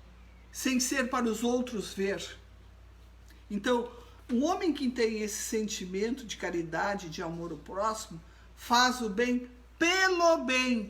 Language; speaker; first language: Portuguese; native; Portuguese